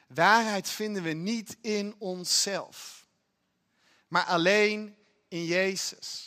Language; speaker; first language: Dutch; native; Dutch